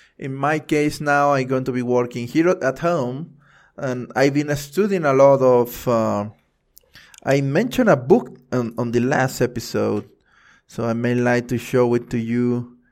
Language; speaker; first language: English; non-native, fluent; Spanish